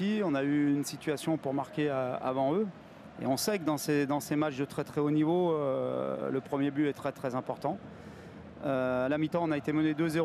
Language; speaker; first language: French; native; French